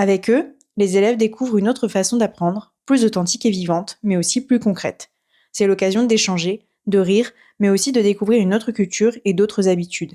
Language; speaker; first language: French; native; French